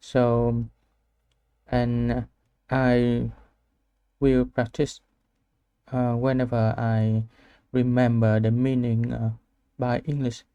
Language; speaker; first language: English; non-native, learner; Vietnamese